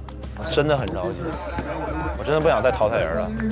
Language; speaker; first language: Chinese; native; Chinese